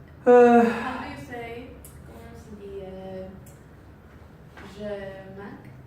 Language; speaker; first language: French; non-native, learner; Spanish